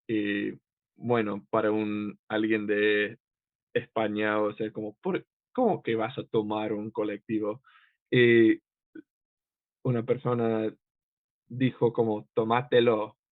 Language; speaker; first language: Spanish; non-native, fluent; English